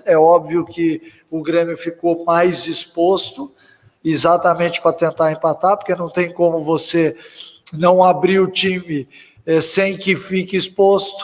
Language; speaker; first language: Portuguese; native; Portuguese